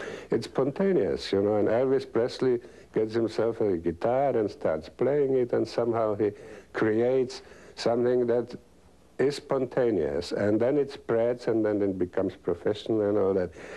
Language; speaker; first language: English; non-native, fluent; Czech